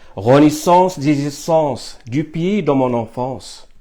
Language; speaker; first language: French; non-native, fluent; Arabic